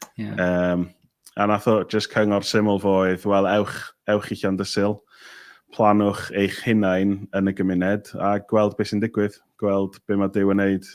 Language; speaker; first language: Welsh; native; Welsh